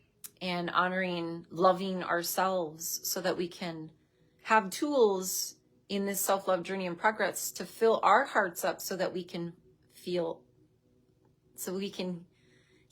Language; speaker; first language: English; native; English